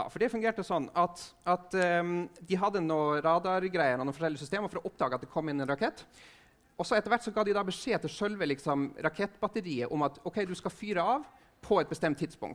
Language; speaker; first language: Norwegian; native; Norwegian